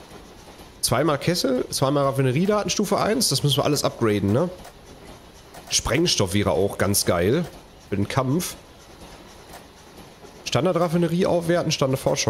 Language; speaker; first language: German; native; German